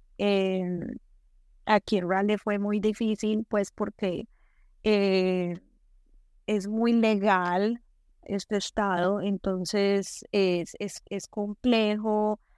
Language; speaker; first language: Spanish; native; Spanish